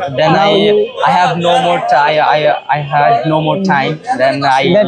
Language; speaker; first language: English; non-native, learner; Bangla